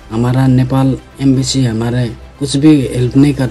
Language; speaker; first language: Hindi; non-native, learner; Nepali